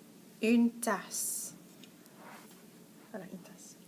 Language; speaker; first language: French; non-native, fluent; English